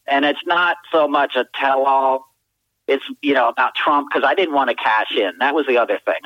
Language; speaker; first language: English; native; English